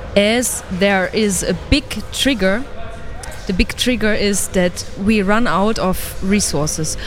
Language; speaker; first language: English; non-native, fluent; German